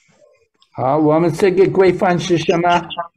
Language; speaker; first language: Chinese; non-native, learner; English